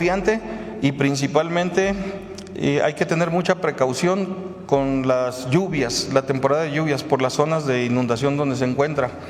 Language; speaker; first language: Spanish; native; Spanish